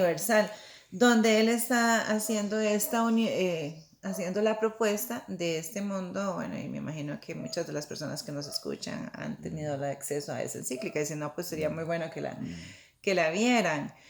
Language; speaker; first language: Spanish; native; Spanish